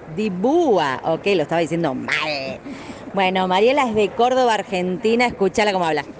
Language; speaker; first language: Spanish; native; Spanish